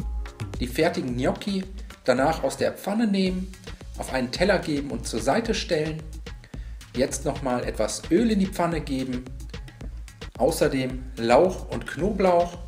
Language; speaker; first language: German; native; German